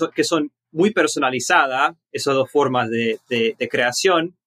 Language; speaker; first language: Spanish; early bilingual, heritage; Spanish